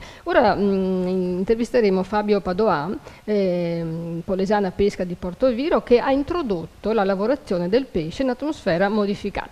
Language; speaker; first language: Italian; native; Italian